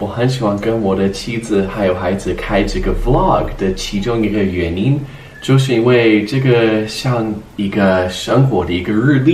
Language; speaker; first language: Chinese; non-native, fluent; English